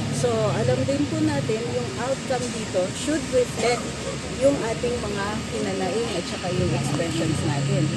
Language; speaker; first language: Filipino; native; Filipino